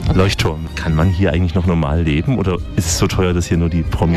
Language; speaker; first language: German; native; German